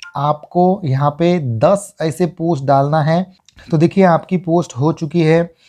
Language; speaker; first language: Hindi; non-native, local second language; Marathi